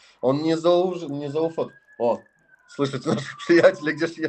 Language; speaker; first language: Polish; non-native, learner; Russian